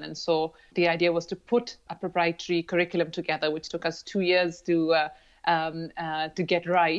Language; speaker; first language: English; non-native, local second language; Urdu